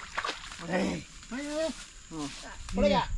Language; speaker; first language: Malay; non-native, local second language; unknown